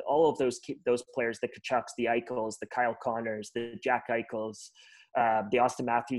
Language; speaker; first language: English; native; English